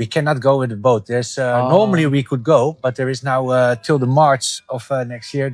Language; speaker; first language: English; non-native, fluent; Dutch